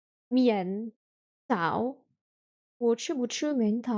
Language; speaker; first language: Chinese; non-native, learner; French